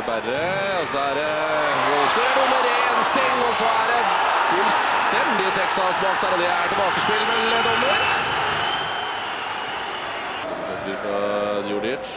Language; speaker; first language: Norwegian; native; Norwegian